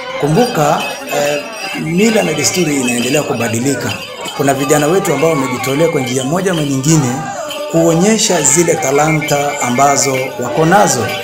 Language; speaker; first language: Swahili; non-native, local second language; Turkmen